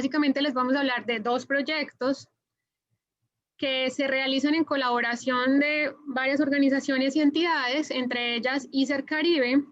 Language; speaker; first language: Spanish; native; Spanish